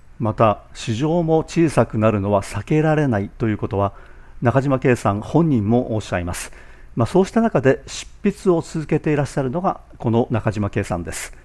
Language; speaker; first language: Japanese; native; Japanese